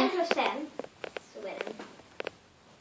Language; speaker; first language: Swedish; native; Swedish